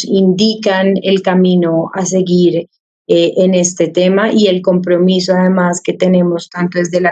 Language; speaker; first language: Spanish; native; Spanish